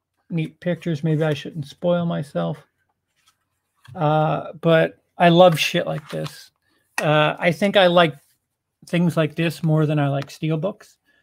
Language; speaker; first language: English; native; English